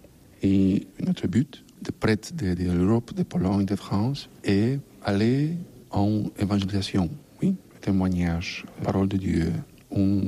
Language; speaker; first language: French; non-native, learner; Polish